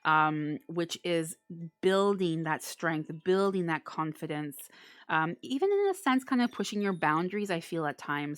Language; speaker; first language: English; native; English